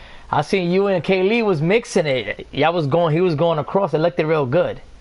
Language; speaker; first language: English; early bilingual, other home language; Spanish